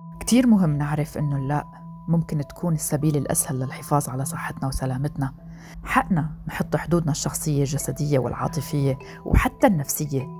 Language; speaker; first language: Arabic; native; Arabic